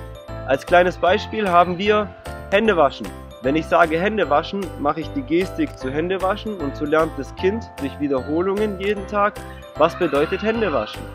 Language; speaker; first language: German; non-native, fluent; Spanish